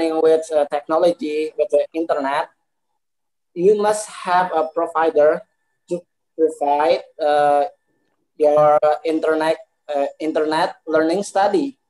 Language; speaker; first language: English; non-native, learner; Indonesian